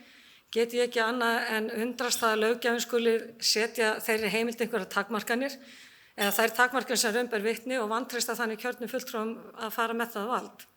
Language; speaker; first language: Icelandic; native; Icelandic